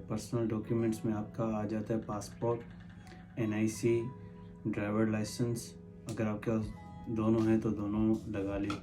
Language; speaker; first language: Urdu; non-native, local second language; Sindhi